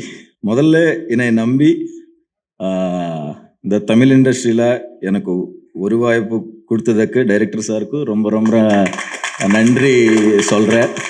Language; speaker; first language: Tamil; non-native, learner; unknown